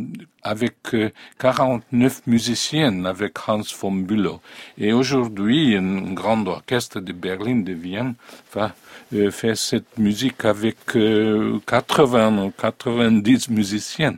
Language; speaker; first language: French; non-native, fluent; Hungarian